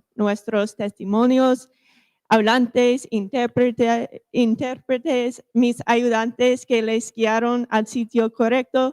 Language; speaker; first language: Spanish; non-native, fluent; English